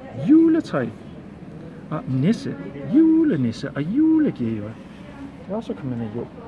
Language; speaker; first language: Danish; non-native, fluent; English